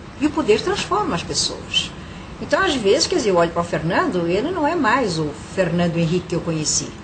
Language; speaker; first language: Portuguese; native; Portuguese